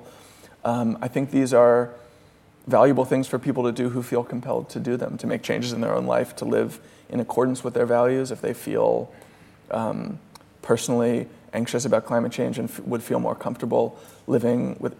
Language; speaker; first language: English; native; English